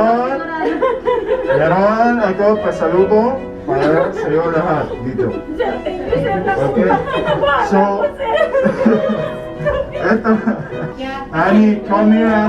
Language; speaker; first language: Filipino; non-native, learner; Arabic